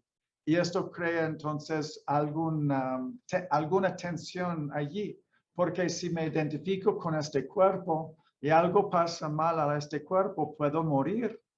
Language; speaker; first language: Spanish; non-native, fluent; English